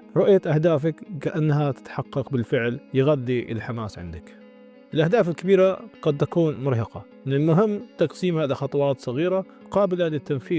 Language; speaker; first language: Arabic; native; Arabic